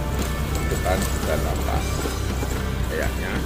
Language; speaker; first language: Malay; non-native, local second language; Javanese